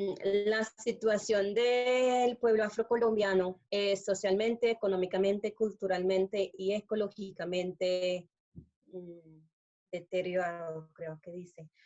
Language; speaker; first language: Spanish; non-native, fluent; English